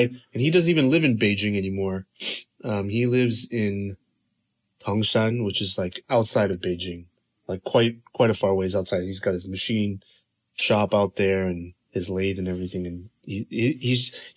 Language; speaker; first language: English; native; English